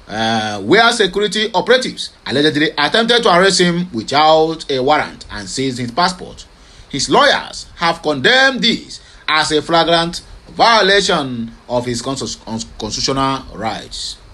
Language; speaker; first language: English; non-native, local second language; Igbo